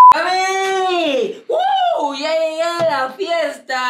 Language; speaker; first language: Spanish; native; Spanish